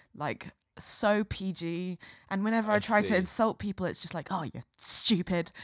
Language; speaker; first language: English; native; English